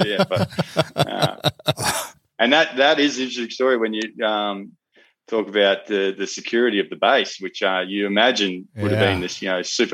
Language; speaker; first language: English; native; English